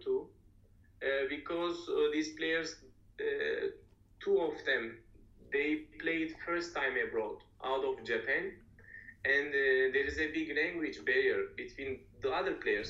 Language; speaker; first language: English; non-native, fluent; Turkish